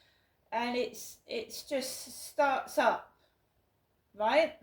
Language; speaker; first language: English; native; English